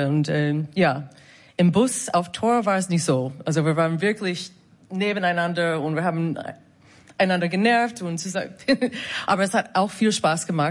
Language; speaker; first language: German; non-native, fluent; English